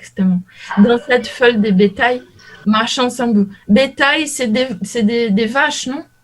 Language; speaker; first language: French; non-native, learner; Portuguese